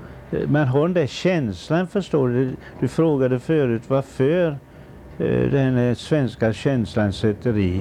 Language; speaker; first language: Swedish; early bilingual, heritage; Swedish